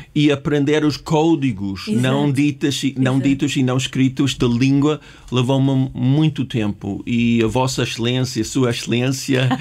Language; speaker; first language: Portuguese; non-native, fluent; English